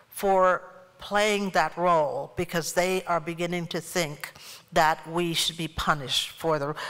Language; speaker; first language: English; native; English